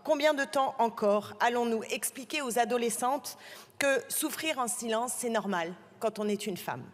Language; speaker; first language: French; native; French